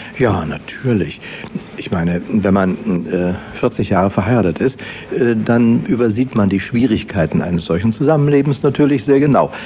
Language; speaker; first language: German; native; German